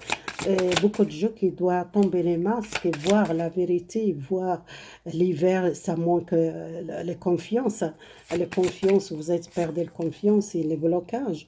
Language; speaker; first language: French; non-native, learner; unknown